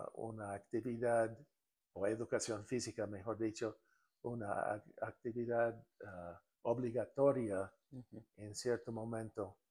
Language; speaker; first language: Spanish; non-native, fluent; English